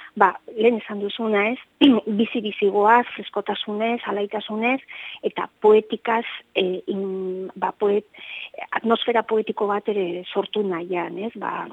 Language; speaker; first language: Basque; native; Basque